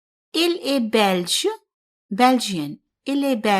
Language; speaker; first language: French; non-native, fluent; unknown